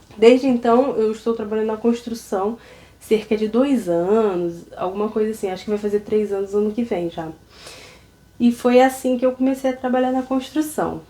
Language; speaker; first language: Portuguese; native; Portuguese